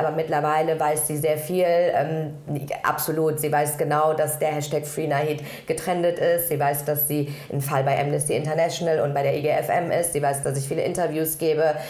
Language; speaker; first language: German; early bilingual, other home language; Persian